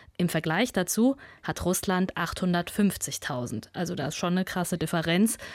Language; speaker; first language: German; early bilingual, other home language; Russian